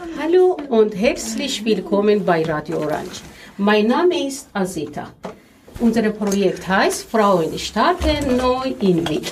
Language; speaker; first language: German; non-native, fluent; Persian